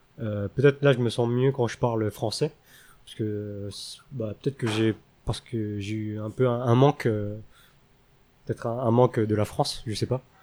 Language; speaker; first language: French; early bilingual, other home language; Min Nan Chinese